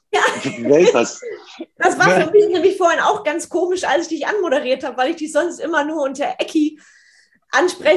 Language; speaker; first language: German; native; German